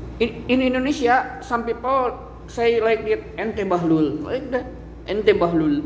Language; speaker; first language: English; non-native, learner; Indonesian